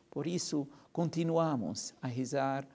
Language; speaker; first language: Portuguese; non-native, fluent; Arabic